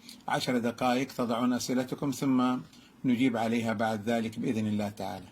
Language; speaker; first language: Arabic; native; Arabic